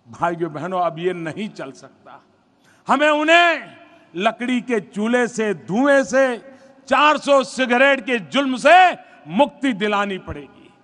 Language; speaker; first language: Hindi; non-native, local second language; Gujarati